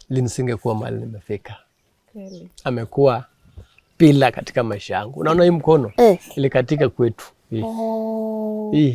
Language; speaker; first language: Swahili; native; Swahili